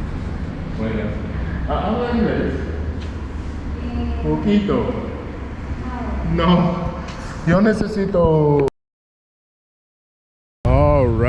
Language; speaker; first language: Spanish; non-native, learner; English